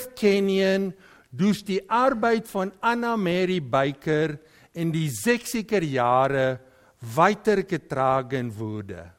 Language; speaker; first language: German; non-native, fluent; Dutch